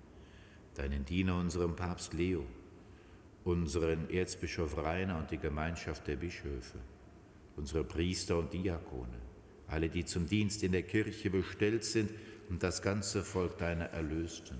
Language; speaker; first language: German; native; German